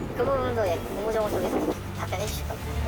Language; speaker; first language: Korean; native; Korean